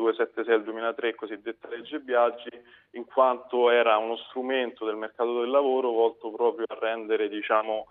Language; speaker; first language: Italian; native; Italian